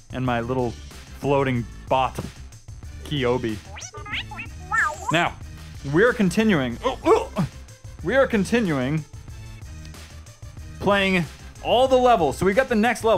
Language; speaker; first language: English; native; English